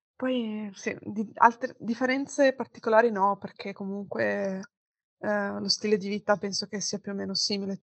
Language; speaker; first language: Italian; native; Italian